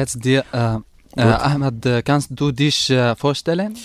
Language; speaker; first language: German; non-native, learner; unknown